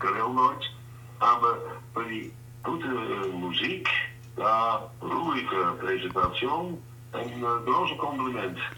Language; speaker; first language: German; non-native, learner; Dutch